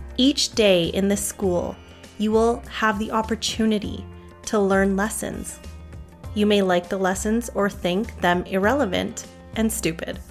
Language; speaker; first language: English; native; English